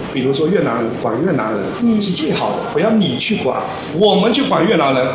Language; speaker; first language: Chinese; native; Chinese